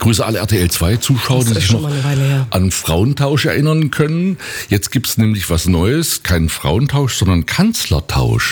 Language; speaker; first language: German; native; German